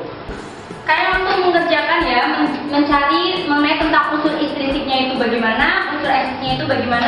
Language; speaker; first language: Indonesian; native; Indonesian